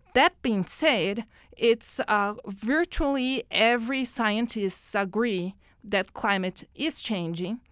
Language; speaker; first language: English; non-native, fluent; Portuguese